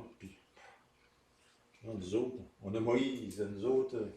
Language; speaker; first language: French; native; French